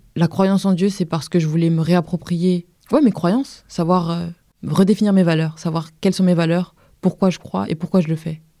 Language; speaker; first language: French; native; French